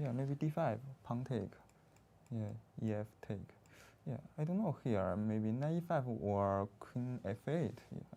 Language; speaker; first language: English; non-native, learner; Chinese